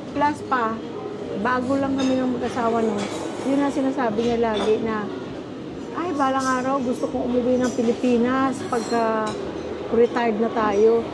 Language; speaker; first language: Filipino; native; Filipino